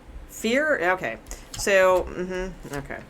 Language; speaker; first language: English; native; English